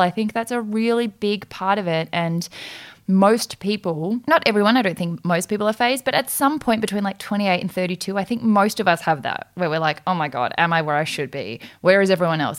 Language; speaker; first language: English; native; English